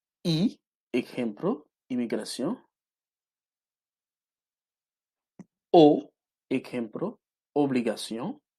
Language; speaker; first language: Spanish; non-native, local second language; Haitian Creole